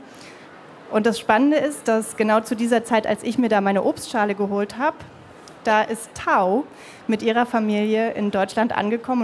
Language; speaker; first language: German; native; German